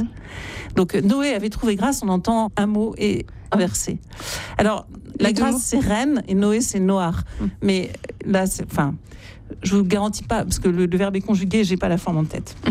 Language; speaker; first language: French; native; French